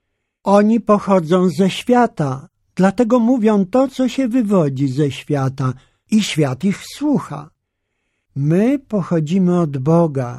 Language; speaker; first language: Polish; native; Polish